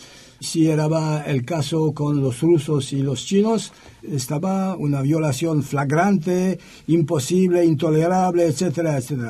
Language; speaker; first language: Spanish; non-native, learner; French